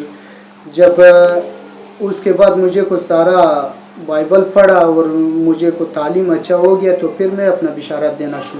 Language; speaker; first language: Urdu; non-native, learner; Persian